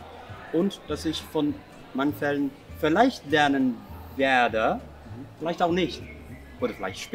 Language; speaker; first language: German; non-native, fluent; English